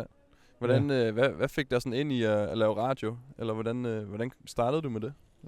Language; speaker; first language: Danish; native; Danish